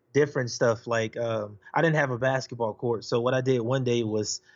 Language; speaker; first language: English; native; English